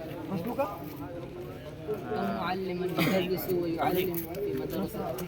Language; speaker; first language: Arabic; non-native, learner; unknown